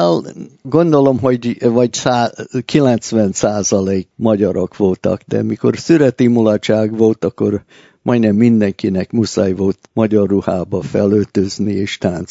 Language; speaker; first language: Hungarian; early bilingual, heritage; Hungarian